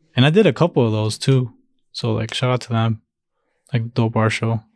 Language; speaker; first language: English; early bilingual, other home language; Spanish